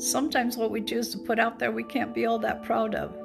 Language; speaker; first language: English; native; English